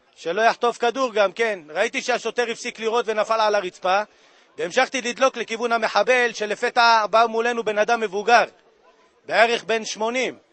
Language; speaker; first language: Hebrew; native; Hebrew